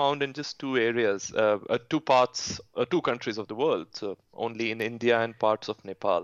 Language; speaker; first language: English; non-native, local second language; Hindi